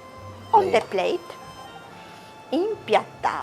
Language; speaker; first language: English; non-native, fluent; Italian